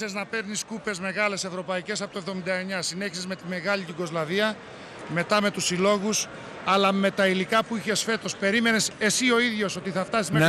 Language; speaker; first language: Greek; native; Greek